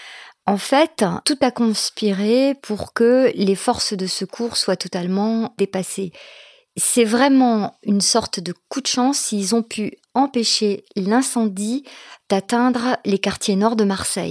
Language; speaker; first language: French; native; French